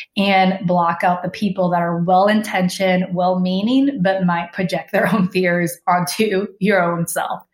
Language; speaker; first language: English; early bilingual, other home language; Spanish